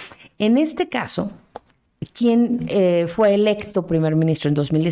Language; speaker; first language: Spanish; native; Spanish